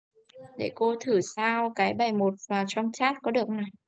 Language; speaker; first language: Vietnamese; native; Vietnamese